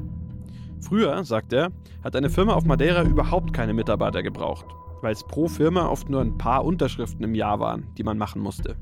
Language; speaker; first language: German; native; German